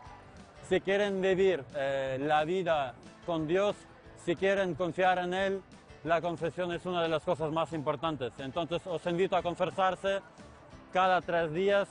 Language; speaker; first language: Spanish; non-native, fluent; Ukrainian